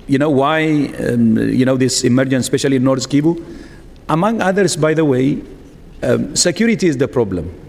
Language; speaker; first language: English; non-native, fluent; Tigrinya